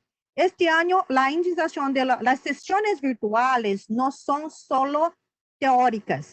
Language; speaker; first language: Spanish; non-native, fluent; Portuguese